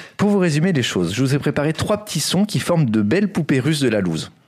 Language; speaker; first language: French; native; French